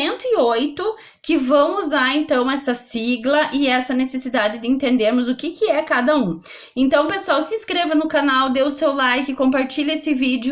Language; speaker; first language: Portuguese; native; Portuguese